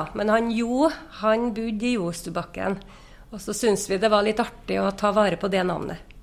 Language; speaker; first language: Norwegian; native; Norwegian